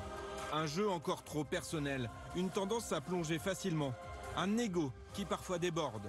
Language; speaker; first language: French; native; French